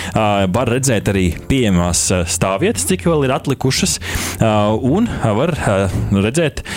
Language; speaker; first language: Latvian; native; Latvian